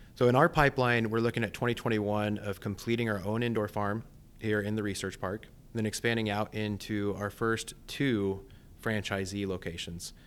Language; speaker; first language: English; native; English